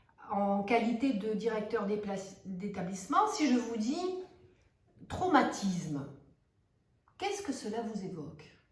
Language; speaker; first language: French; native; French